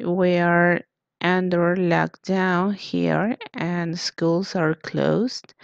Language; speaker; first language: English; non-native, fluent; Spanish